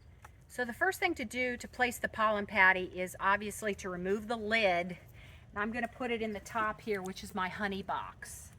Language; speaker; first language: English; native; English